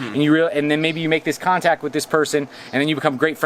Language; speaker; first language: English; native; English